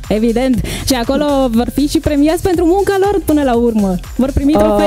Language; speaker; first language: Romanian; native; Romanian